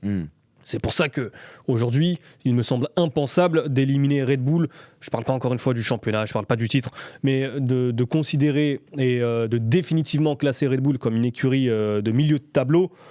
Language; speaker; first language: French; native; French